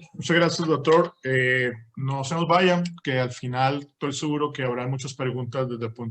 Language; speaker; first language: Spanish; native; Spanish